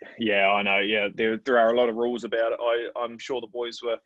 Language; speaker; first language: English; native; English